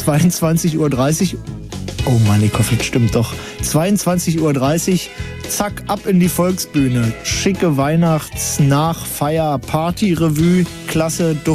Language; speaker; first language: German; native; German